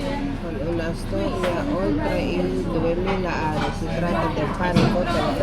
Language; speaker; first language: Italian; non-native, learner; Filipino